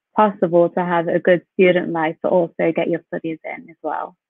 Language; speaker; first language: English; native; English